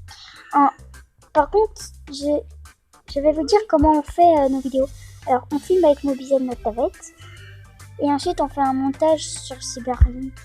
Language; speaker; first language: French; native; French